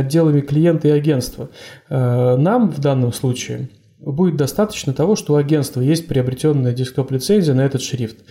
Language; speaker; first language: Russian; native; Russian